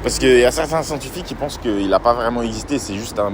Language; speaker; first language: French; native; French